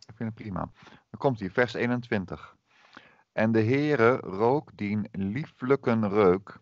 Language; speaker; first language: Dutch; native; Dutch